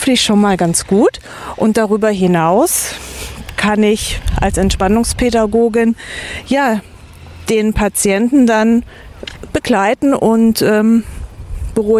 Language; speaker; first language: German; native; German